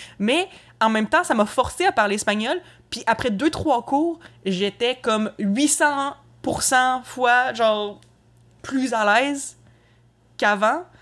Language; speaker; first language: French; native; French